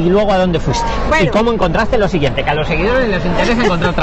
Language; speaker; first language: Spanish; native; Spanish